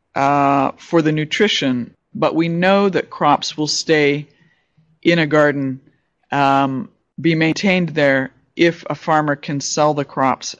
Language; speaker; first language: English; native; English